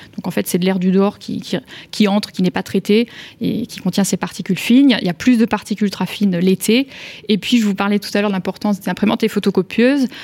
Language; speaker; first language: French; native; French